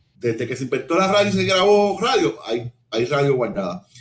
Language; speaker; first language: Spanish; native; Spanish